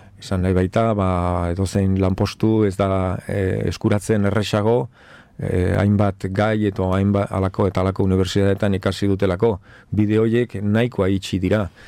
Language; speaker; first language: Basque; non-native, local second language; Spanish